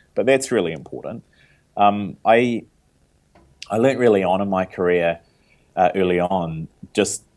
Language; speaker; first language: English; native; English